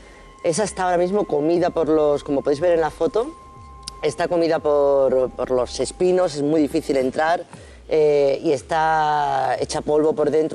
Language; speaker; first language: Spanish; native; Spanish